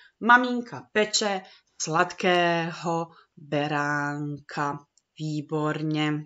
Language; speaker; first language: Czech; early bilingual, heritage; Czech